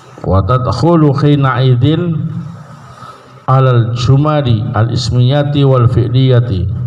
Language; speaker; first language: Arabic; non-native, fluent; Indonesian